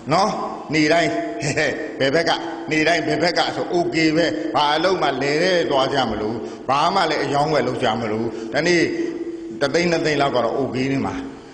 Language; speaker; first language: Burmese; native; Burmese